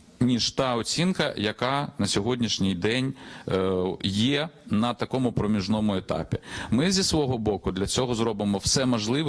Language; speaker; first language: Ukrainian; native; Ukrainian